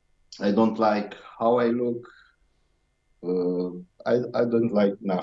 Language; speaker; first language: English; non-native, learner; Romanian